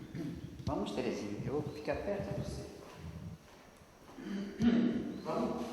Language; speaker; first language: Portuguese; native; Portuguese